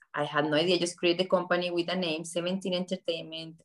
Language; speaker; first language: English; non-native, fluent; Spanish